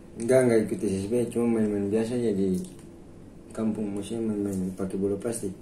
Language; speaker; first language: Indonesian; native; Indonesian